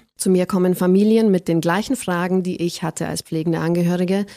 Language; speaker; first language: German; native; German